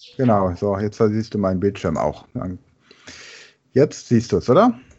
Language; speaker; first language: German; native; German